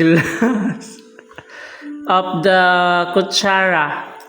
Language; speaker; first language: English; non-native, learner; Filipino